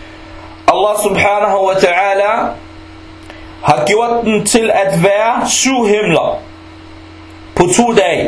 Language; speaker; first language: Danish; non-native, fluent; Arabic